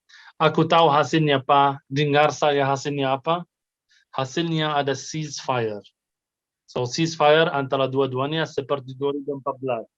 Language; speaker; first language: Indonesian; non-native, fluent; Arabic